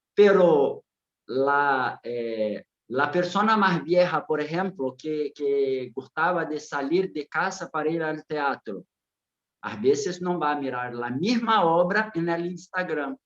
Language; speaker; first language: Spanish; non-native, fluent; Portuguese